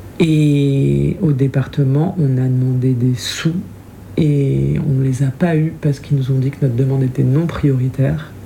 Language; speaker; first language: French; native; French